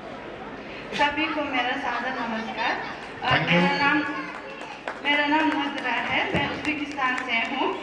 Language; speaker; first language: Hindi; non-native, fluent; Uzbek